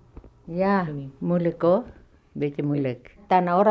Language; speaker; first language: Dutch; non-native, learner; Malay